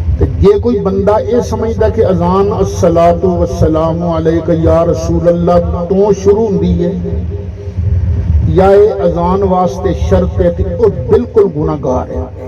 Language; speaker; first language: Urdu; non-native, local second language; Punjabi